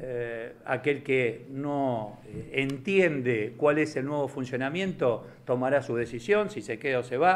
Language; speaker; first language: Spanish; native; Spanish